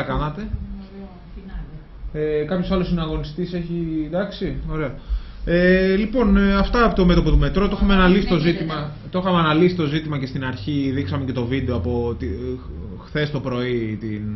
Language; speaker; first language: Greek; native; Greek